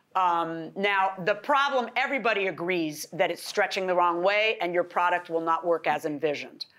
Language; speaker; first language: English; early bilingual, other home language; Spanish